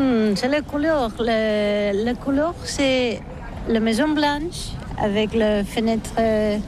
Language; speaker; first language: French; non-native, learner; Catalan